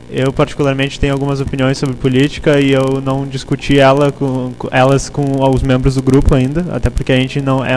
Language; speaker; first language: Portuguese; native; Portuguese